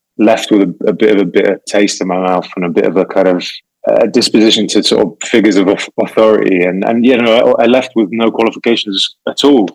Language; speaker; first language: English; native; English